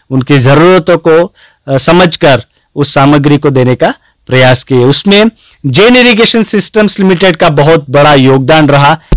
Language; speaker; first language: Hindi; non-native, local second language; Gujarati